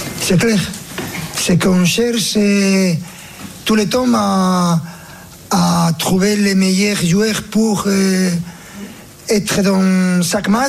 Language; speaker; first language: French; non-native, learner; Spanish